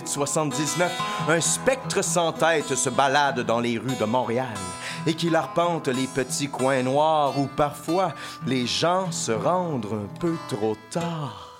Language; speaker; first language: French; native; French